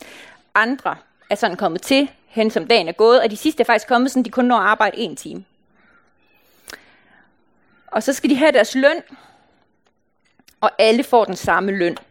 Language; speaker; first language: Danish; native; Danish